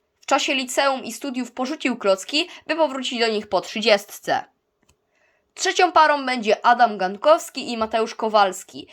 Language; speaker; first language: Polish; native; Polish